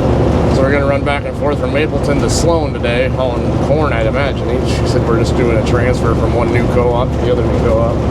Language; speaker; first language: English; native; English